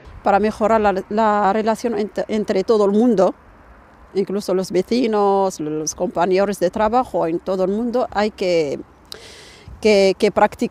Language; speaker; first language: Spanish; non-native, fluent; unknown